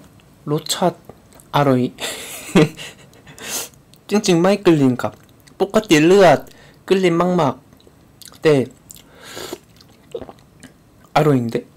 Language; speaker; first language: Thai; non-native, learner; Korean